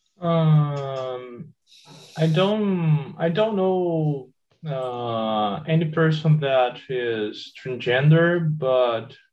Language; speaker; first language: English; non-native, learner; Portuguese